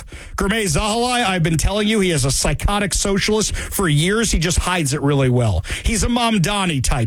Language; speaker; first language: English; native; English